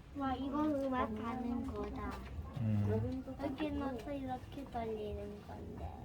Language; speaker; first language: Korean; early bilingual, heritage; Korean